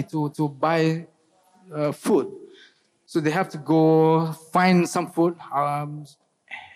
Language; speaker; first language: English; non-native, local second language; Malay